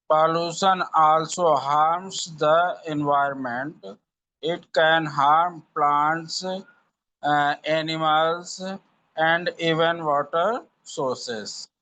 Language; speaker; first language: English; non-native, learner; Hindi